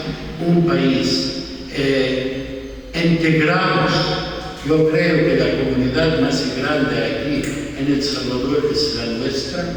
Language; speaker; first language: Spanish; non-native, fluent; Arabic